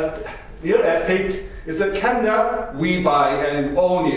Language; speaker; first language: English; non-native, learner; Korean